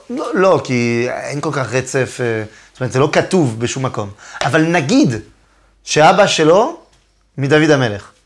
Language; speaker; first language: Hebrew; non-native, fluent; French